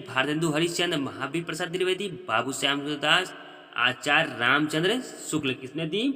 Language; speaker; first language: Hindi; native; Hindi